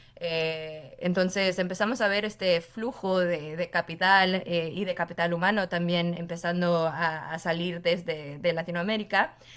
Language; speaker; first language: Spanish; non-native, fluent; Portuguese